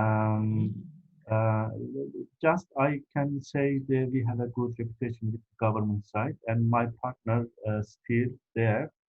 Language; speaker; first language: English; non-native, fluent; Turkish